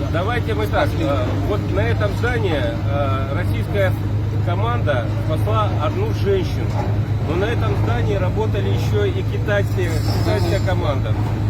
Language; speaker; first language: Russian; native; Russian